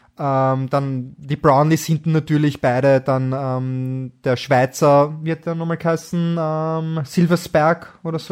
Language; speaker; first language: German; native; German